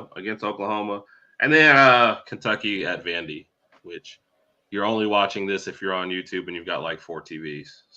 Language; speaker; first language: English; native; English